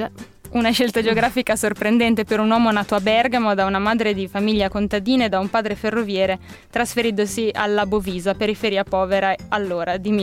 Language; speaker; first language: Italian; native; Italian